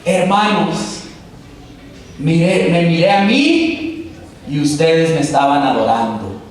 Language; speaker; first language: Spanish; early bilingual, heritage; Spanish